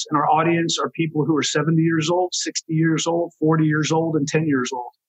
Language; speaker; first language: English; native; English